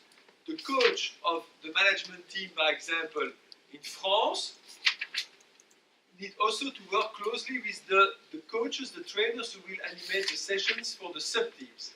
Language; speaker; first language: English; non-native, fluent; French